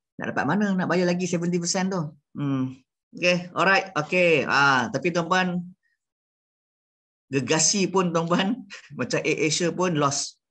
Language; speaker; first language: Malay; native; Malay